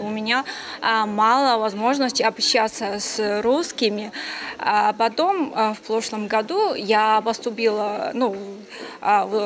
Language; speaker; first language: Russian; non-native, fluent; Chinese